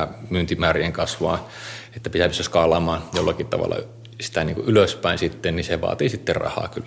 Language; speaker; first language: Finnish; native; Finnish